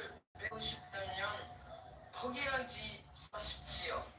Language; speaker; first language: Korean; non-native, learner; Filipino